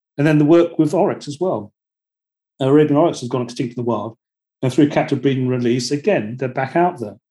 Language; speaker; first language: English; native; English